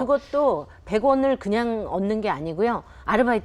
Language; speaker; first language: Korean; native; Korean